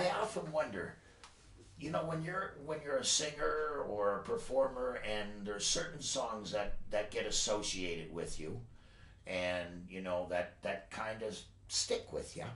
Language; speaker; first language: English; native; English